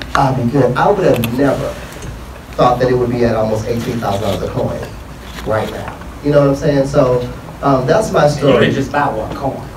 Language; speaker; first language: English; native; English